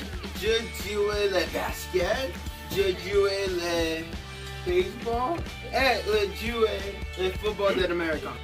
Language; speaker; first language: French; non-native, learner; English